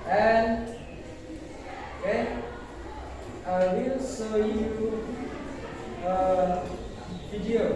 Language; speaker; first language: English; non-native, learner; Indonesian